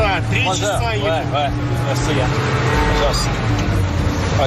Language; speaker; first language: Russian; non-native, learner; French